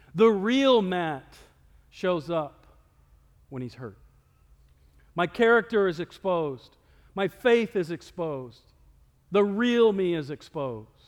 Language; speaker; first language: English; native; English